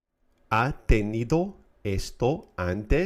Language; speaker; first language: Spanish; non-native, fluent; English